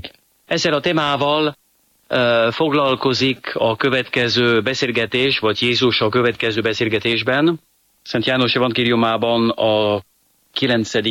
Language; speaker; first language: Hungarian; non-native, fluent; French